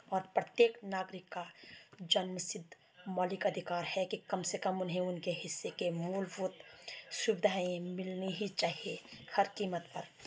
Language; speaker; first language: Hindi; non-native, local second language; Garhwali